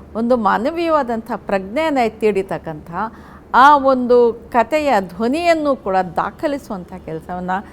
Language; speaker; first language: Kannada; non-native, local second language; Urdu